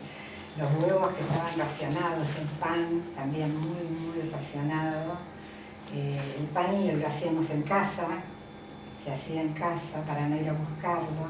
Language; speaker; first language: Spanish; early bilingual, other home language; Italian